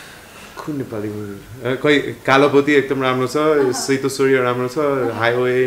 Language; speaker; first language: Nepali; non-native, learner; English